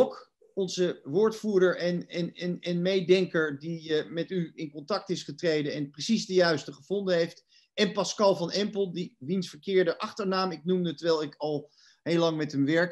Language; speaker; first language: Dutch; native; Dutch